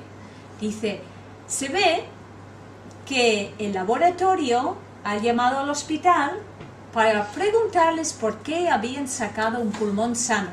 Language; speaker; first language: Spanish; non-native, fluent; English